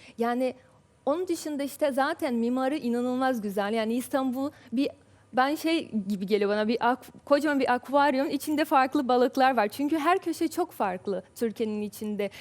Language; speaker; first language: Turkish; non-native, fluent; English